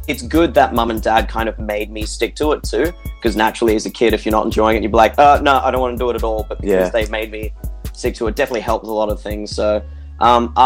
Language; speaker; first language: English; native; English